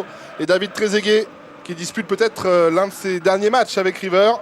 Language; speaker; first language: French; native; French